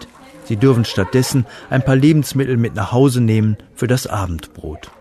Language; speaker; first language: German; native; German